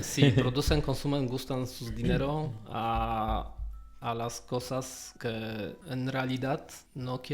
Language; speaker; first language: Spanish; non-native, learner; Polish